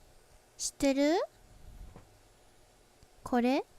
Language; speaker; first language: Japanese; non-native, learner; English